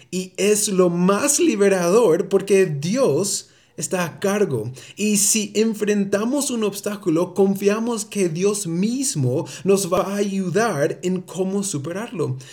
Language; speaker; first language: Spanish; early bilingual, heritage; Spanish